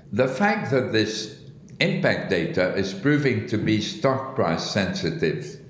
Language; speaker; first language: English; early bilingual, other home language; Arabic